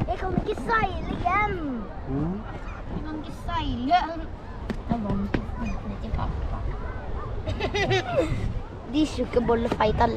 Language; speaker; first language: Swedish; early bilingual, other home language; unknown